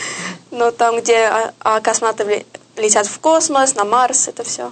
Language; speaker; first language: Russian; early bilingual, heritage; Russian